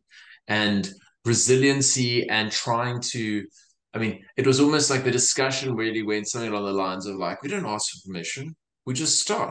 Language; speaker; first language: English; native; English